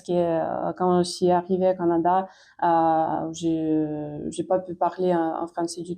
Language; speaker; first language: French; non-native, fluent; Ukrainian